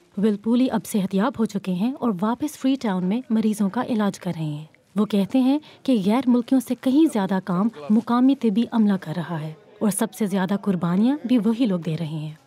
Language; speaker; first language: Urdu; native; Urdu